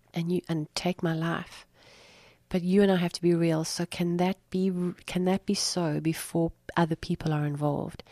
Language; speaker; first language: English; native; English